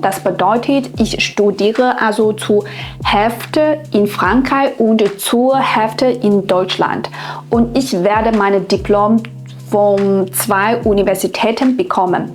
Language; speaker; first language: German; non-native, fluent; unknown